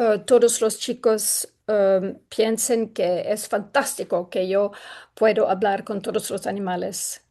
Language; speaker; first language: Spanish; non-native, learner; English